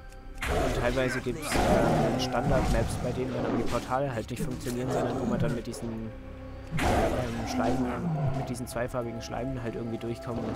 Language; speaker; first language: German; native; German